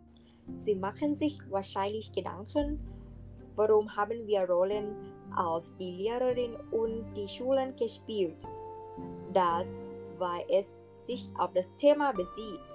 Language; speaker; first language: German; non-native, learner; Thai